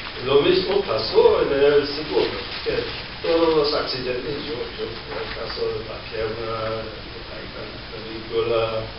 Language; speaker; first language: Spanish; non-native, learner; English